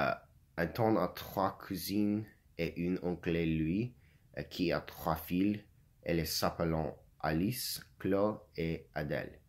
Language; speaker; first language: French; non-native, learner; English